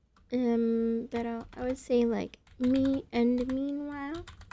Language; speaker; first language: English; native; English